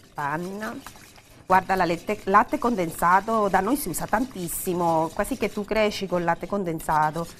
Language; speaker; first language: Italian; non-native, fluent; Spanish